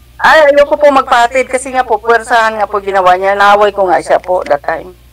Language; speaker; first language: Filipino; non-native, local second language; Cebuano